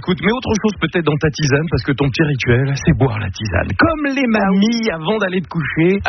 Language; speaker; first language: French; native; French